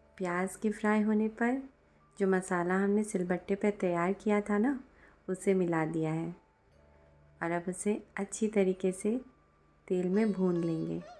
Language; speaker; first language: Hindi; native; Hindi